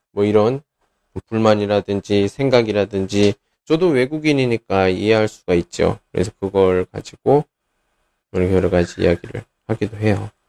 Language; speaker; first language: Korean; native; Korean